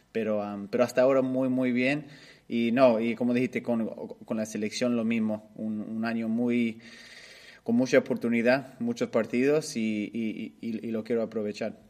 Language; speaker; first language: Spanish; early bilingual, heritage; Spanish